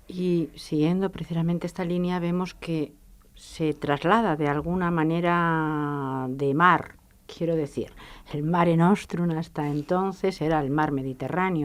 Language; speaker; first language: Spanish; native; Spanish